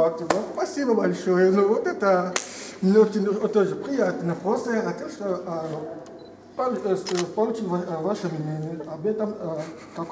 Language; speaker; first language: Russian; non-native, learner; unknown